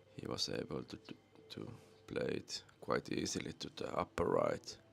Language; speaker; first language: English; non-native, fluent; Finnish